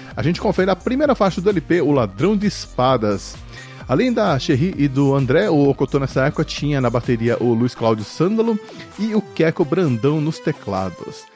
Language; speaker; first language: Portuguese; native; Portuguese